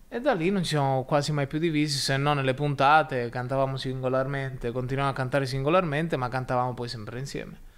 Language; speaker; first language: Italian; native; Italian